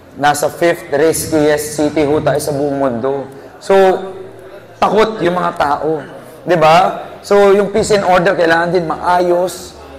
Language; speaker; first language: Filipino; native; Filipino